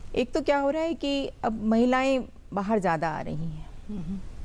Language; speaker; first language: Hindi; native; Hindi